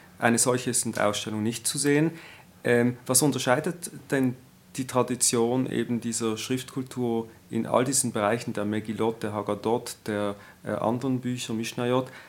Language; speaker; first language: German; native; German